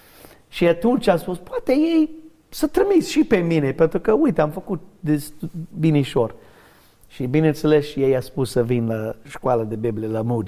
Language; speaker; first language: Romanian; non-native, learner; English